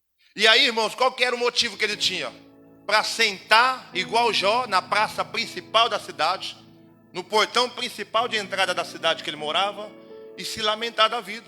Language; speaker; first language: Portuguese; native; Portuguese